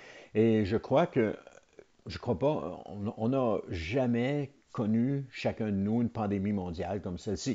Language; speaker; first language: French; native; French